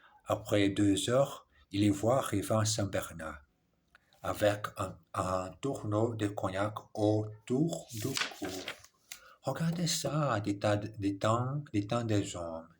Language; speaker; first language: French; non-native, learner; English